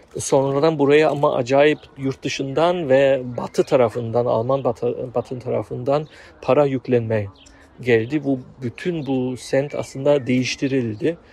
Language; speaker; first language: Turkish; early bilingual, heritage; Turkish